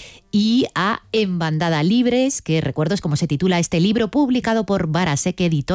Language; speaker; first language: Spanish; native; Spanish